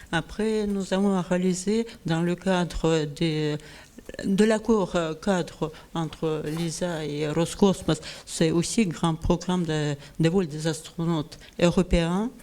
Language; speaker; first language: French; non-native, learner; Russian